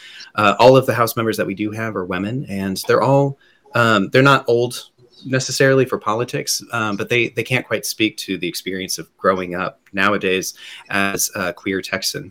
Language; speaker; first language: English; native; English